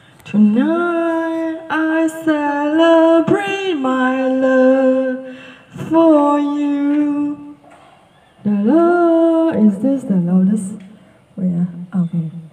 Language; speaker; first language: English; non-native, local second language; Chinese